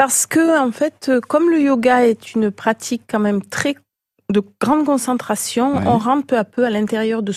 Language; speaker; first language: French; native; French